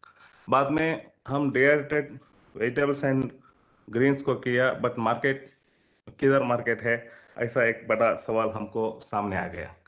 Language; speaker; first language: Hindi; non-native, local second language; Kannada